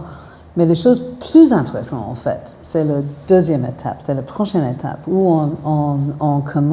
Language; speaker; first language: French; non-native, fluent; English